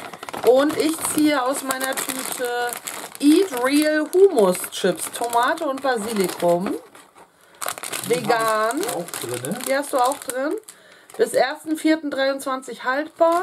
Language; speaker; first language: German; native; German